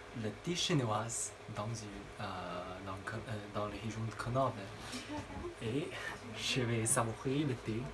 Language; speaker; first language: French; non-native, learner; Chinese